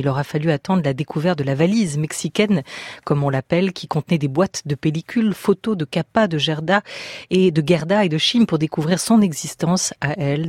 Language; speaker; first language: French; native; French